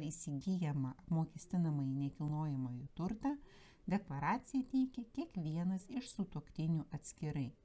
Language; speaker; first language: Lithuanian; native; Lithuanian